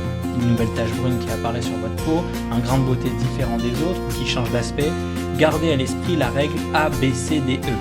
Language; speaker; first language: French; native; French